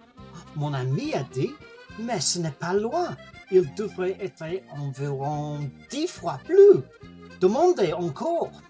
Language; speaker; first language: French; non-native, learner; English